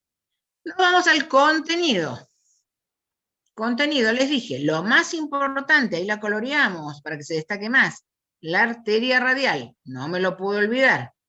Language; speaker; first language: Spanish; native; Spanish